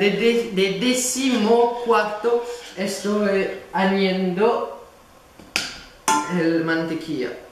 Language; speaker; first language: Spanish; non-native, learner; French